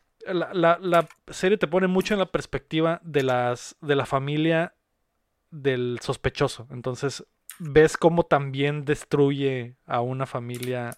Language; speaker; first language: Spanish; native; Spanish